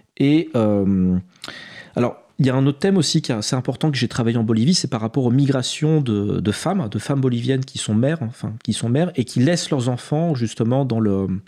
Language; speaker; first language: French; native; French